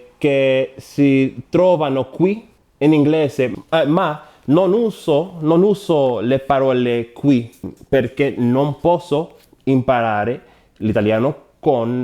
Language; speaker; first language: Italian; non-native, learner; Spanish